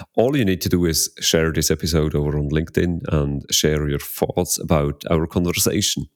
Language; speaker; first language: English; non-native, fluent; Swiss German